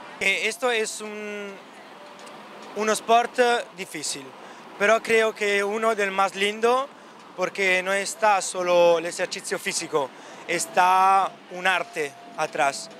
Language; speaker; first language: Spanish; non-native, learner; Italian